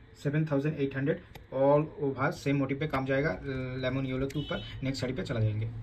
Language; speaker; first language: Hindi; non-native, local second language; Bangla